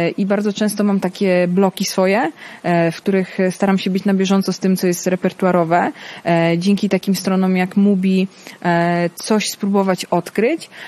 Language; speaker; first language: Polish; early bilingual, heritage; Italian